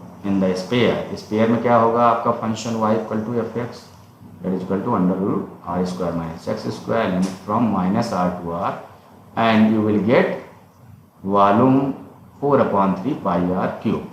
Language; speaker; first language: English; non-native, local second language; Hindi